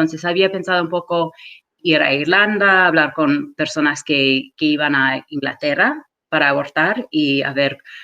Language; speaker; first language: Spanish; non-native, fluent; English